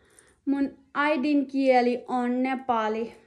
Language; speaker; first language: Finnish; non-native, learner; Nepali